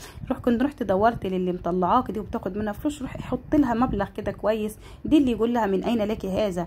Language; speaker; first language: Arabic; native; Arabic